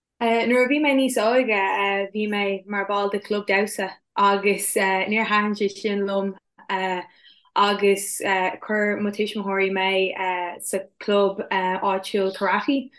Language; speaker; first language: Irish; non-native, local second language; English